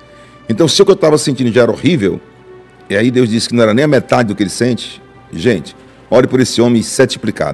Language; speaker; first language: Portuguese; native; Portuguese